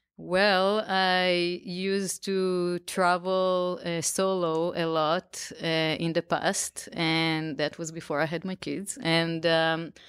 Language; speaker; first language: English; non-native, fluent; Hebrew